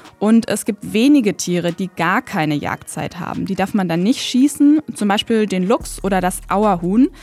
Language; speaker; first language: German; native; German